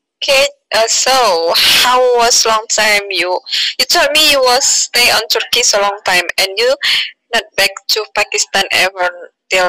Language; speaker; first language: English; non-native, learner; Indonesian